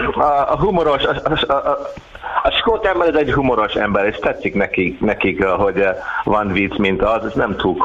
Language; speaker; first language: Hungarian; non-native, learner; English